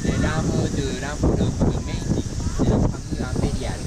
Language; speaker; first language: French; non-native, learner; Japanese